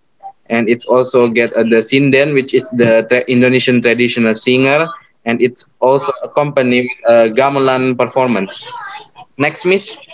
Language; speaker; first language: English; non-native, learner; Indonesian